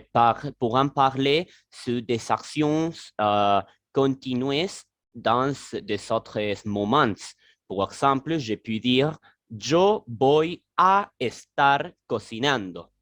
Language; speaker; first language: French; non-native, learner; Spanish